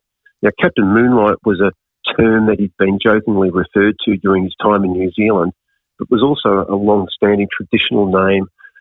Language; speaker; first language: English; native; English